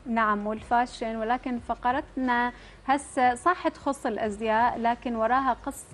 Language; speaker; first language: Arabic; native; Arabic